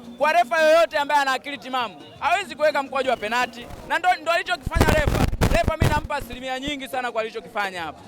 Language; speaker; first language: Swahili; native; Swahili